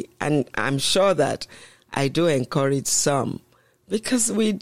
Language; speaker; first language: English; non-native, local second language; Yoruba